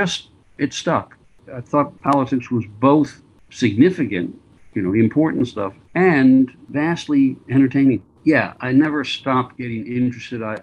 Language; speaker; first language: English; native; English